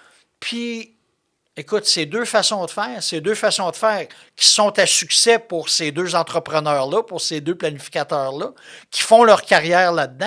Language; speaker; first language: French; native; French